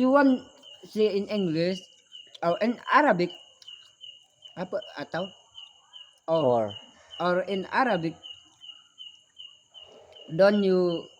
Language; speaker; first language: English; non-native, learner; Indonesian